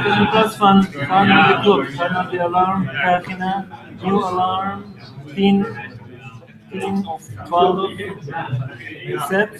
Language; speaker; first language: Dutch; non-native, fluent; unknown